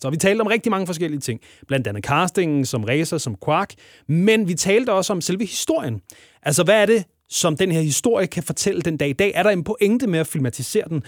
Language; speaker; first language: Danish; native; Danish